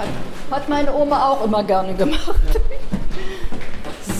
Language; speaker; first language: German; native; German